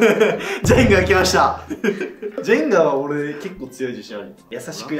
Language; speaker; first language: Japanese; native; Japanese